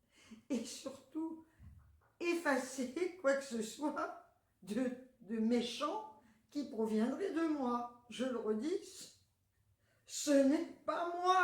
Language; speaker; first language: French; native; French